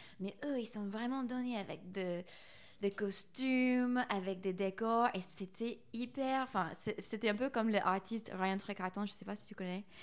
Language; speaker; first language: French; non-native, fluent; English